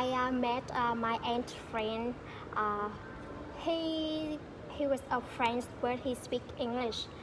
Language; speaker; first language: English; non-native, fluent; Vietnamese